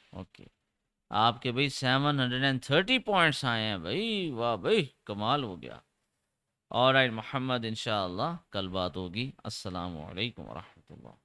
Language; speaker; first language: Urdu; native; Urdu